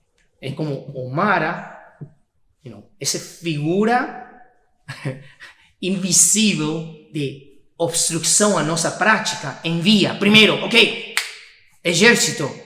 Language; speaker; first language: Portuguese; non-native, fluent; Spanish